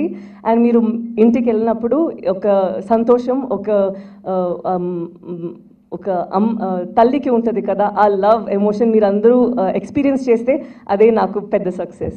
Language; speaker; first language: Telugu; non-native, local second language; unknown